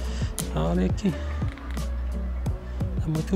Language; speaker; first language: Portuguese; non-native, learner; English